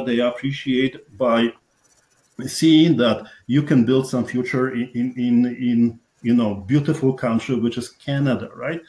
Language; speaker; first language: English; non-native, fluent; Polish